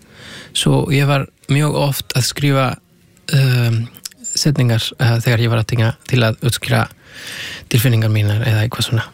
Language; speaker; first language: Icelandic; non-native, fluent; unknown